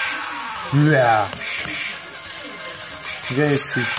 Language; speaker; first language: French; non-native, fluent; Arabic